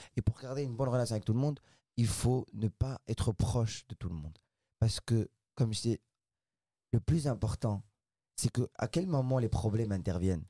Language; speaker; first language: French; non-native, local second language; Arabic